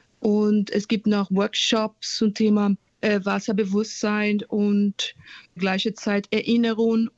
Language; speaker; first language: German; non-native, fluent; Portuguese